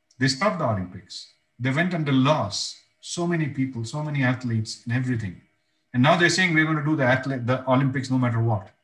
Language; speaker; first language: English; non-native, local second language; Bangla